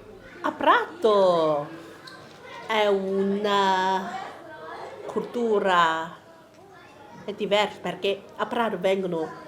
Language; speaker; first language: Italian; non-native, learner; Chinese